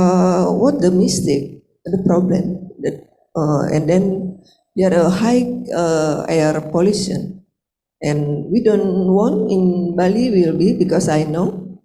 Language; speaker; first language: English; non-native, learner; Indonesian